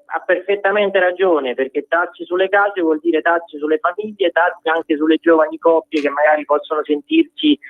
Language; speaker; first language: Italian; native; Italian